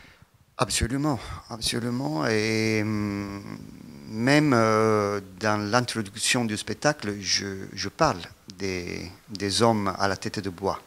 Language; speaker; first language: French; non-native, fluent; Italian